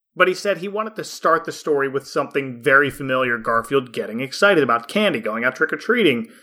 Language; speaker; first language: English; native; English